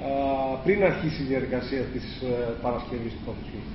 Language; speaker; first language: Greek; native; Greek